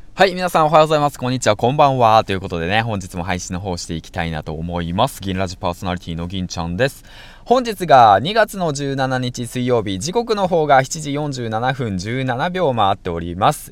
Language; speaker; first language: Japanese; native; Japanese